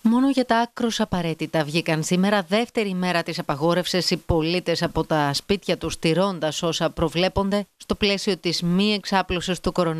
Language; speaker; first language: Greek; native; Greek